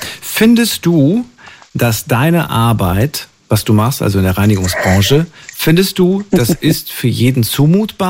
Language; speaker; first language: German; native; German